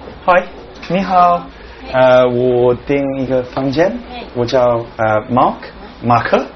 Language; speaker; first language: Chinese; non-native, learner; English